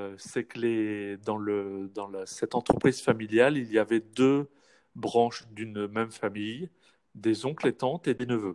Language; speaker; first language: French; native; French